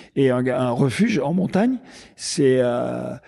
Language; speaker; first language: French; native; French